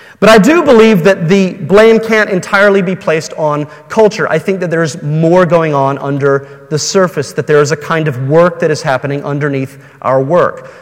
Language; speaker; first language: English; native; English